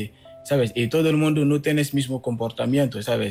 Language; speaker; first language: Spanish; non-native, learner; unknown